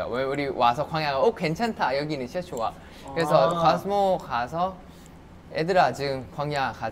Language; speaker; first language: Korean; non-native, fluent; Thai